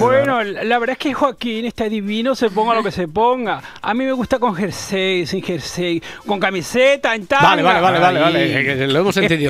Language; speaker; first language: Spanish; native; Spanish